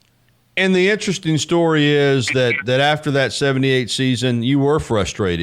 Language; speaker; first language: English; native; English